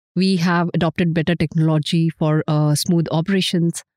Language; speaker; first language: English; non-native, local second language; Hindi